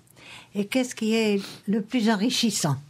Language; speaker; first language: French; native; French